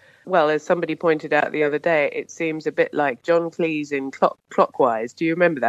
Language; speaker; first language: English; native; English